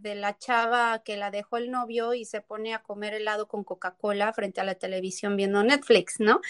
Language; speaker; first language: Spanish; native; Spanish